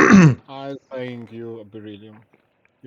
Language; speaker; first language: English; non-native, learner; Polish